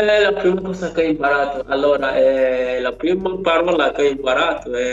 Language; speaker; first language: Italian; non-native, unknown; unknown